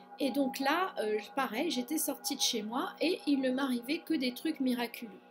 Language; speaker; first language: French; non-native, fluent; Spanish